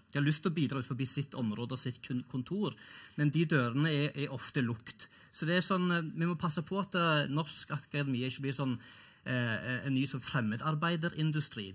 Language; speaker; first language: Norwegian; early bilingual, other home language; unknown